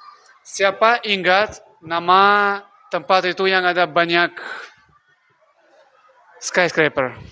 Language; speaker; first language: Indonesian; non-native, learner; Russian